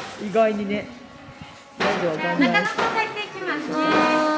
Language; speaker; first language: Japanese; native; Japanese